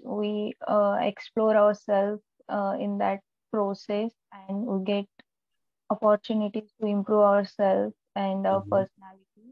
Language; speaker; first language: English; non-native, local second language; Marathi